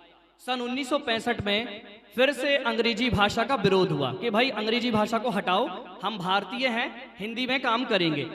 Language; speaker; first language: Hindi; native; Hindi